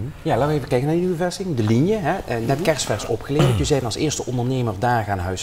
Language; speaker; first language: Dutch; native; Dutch